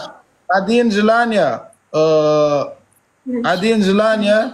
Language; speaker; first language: Russian; non-native, learner; Turkmen